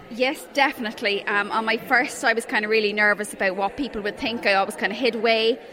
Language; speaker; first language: English; native; English